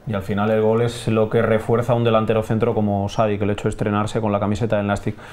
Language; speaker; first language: Spanish; non-native, local second language; Catalan